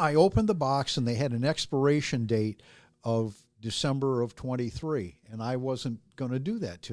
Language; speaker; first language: English; native; English